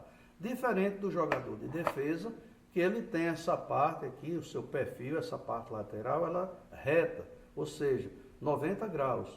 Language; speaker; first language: Portuguese; native; Portuguese